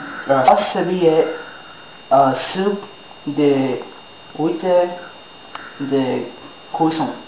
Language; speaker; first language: French; non-native, learner; English